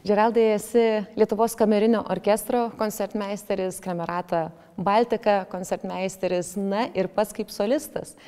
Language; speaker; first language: Lithuanian; native; Lithuanian